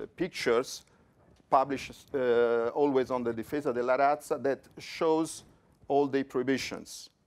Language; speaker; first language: English; non-native, fluent; Italian